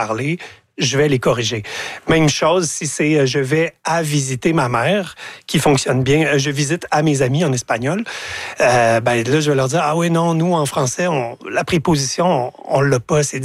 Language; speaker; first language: French; native; French